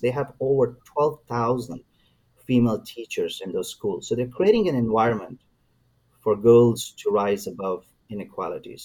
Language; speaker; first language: English; non-native, local second language; Urdu